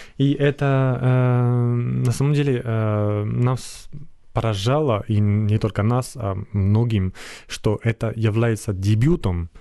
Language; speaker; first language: Russian; non-native, fluent; French